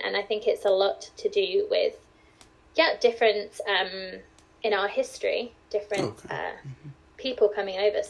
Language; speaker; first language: English; native; English